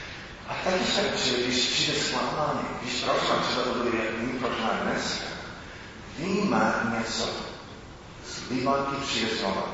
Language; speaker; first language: Czech; non-native, fluent; English